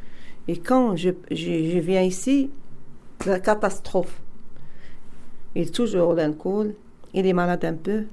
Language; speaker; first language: French; non-native, learner; Arabic